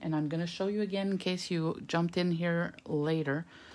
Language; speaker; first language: English; native; English